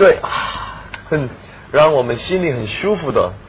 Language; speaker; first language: Chinese; non-native, learner; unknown